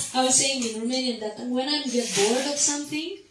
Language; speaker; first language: English; non-native, fluent; Romanian